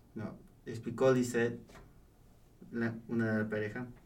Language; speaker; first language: Spanish; early bilingual, heritage; Spanish